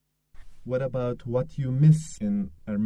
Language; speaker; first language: English; non-native, learner; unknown